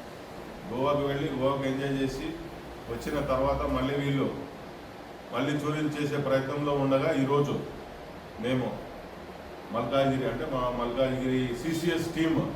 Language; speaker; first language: Telugu; native; Telugu